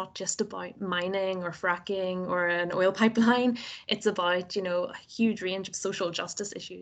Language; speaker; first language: English; native; English